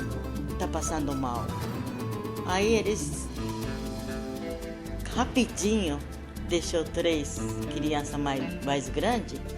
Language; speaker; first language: Portuguese; non-native, learner; Japanese